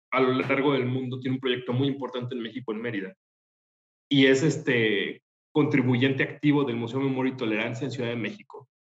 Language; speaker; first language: Spanish; native; Spanish